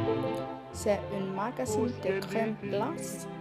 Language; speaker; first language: French; non-native, learner; Icelandic